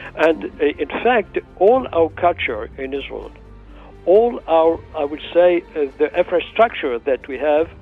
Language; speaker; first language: English; non-native, fluent; Arabic